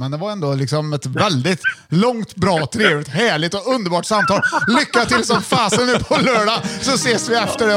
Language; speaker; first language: Swedish; native; Swedish